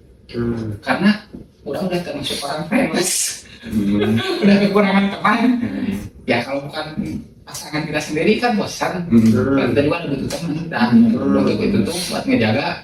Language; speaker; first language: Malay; non-native, local second language; Sundanese